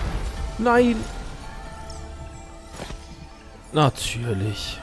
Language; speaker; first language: German; native; German